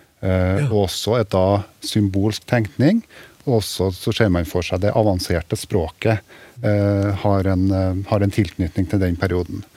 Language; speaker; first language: Norwegian; native; Norwegian